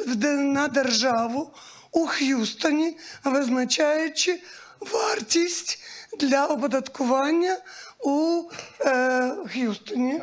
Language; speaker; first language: Ukrainian; native; Ukrainian